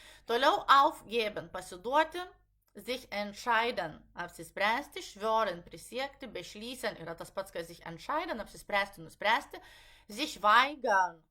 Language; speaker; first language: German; non-native, fluent; Lithuanian